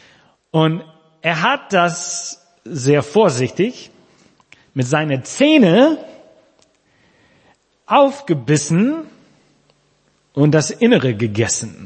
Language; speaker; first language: German; non-native, fluent; English